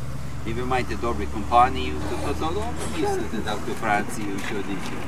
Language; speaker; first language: Ukrainian; early bilingual, heritage; Ukrainian